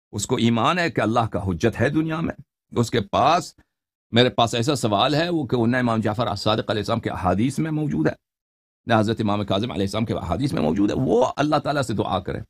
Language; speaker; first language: Urdu; non-native, fluent; Persian